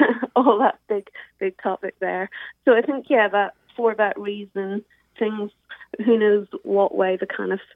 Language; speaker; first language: English; native; English